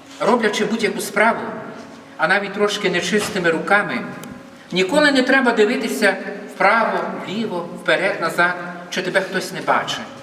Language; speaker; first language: Ukrainian; native; Ukrainian